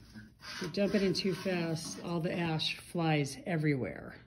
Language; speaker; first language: English; native; English